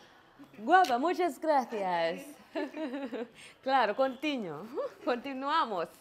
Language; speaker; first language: Spanish; non-native, learner; Swahili